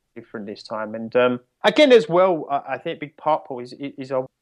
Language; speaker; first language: English; native; English